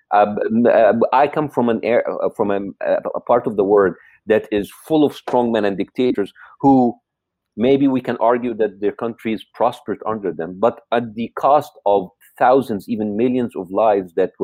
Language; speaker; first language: English; non-native, fluent; Arabic